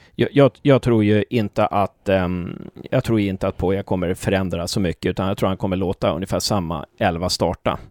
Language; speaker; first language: Swedish; native; Swedish